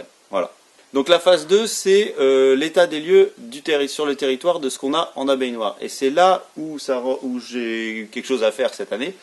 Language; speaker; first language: French; native; French